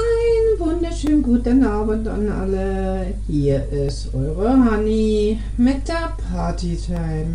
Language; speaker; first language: German; native; German